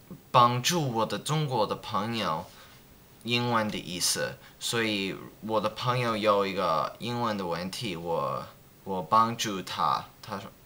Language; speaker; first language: Chinese; non-native, learner; English